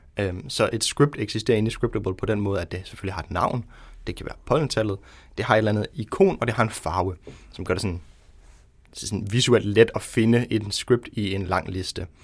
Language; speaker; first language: Danish; native; Danish